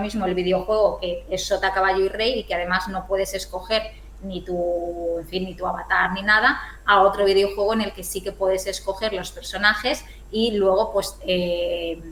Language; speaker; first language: Spanish; native; Spanish